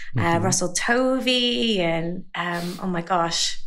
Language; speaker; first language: English; native; English